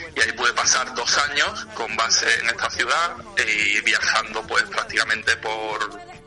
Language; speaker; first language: Spanish; native; Spanish